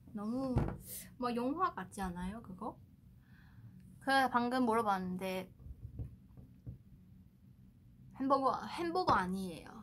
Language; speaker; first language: Korean; non-native, fluent; Chinese